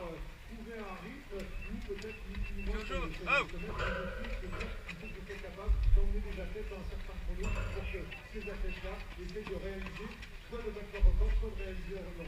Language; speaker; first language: French; native; French